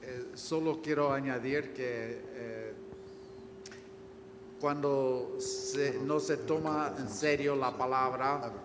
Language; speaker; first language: Spanish; non-native, fluent; English